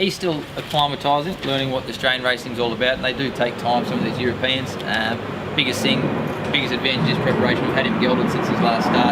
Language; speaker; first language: English; native; English